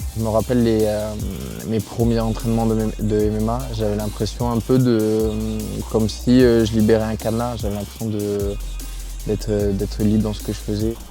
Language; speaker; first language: French; native; French